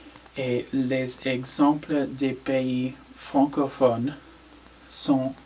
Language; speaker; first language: French; non-native, learner; English